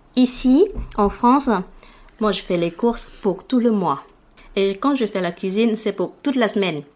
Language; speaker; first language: French; non-native, fluent; Vietnamese